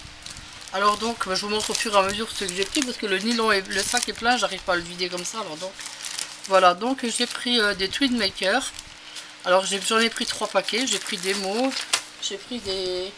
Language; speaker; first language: French; native; French